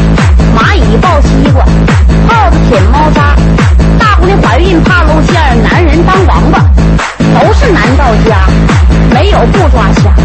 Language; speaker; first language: Chinese; native; Chinese